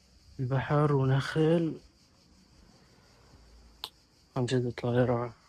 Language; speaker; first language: Arabic; native; Arabic